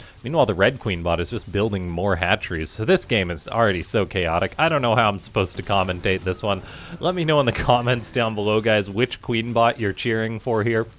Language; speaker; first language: English; native; English